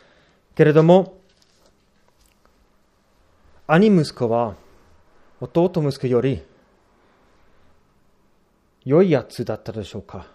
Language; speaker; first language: Japanese; non-native, fluent; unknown